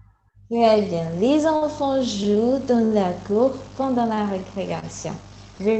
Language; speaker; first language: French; non-native, fluent; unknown